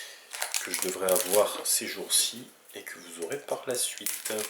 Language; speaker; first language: French; native; French